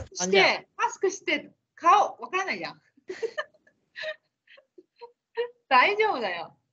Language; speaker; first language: Japanese; non-native, fluent; Chinese